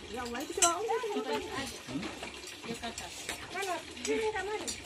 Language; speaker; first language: Malay; native; Malay